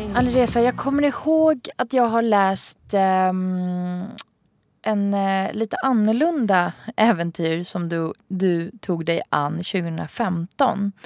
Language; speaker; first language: Swedish; early bilingual, other home language; Arabic